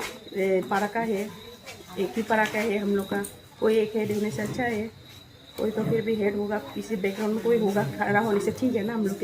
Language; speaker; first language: Hindi; non-native, local second language; Garo